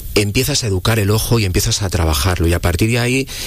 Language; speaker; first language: Spanish; native; Spanish